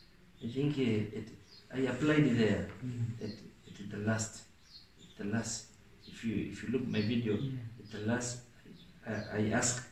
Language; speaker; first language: English; non-native, local second language; Swahili